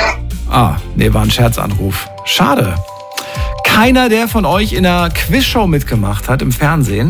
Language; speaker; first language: German; native; German